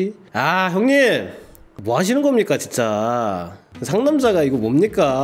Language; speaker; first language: Korean; native; Korean